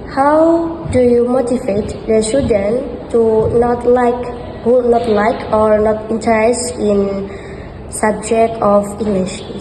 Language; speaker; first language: English; non-native, learner; Indonesian